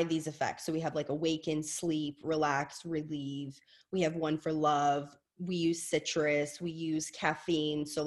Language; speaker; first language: English; native; English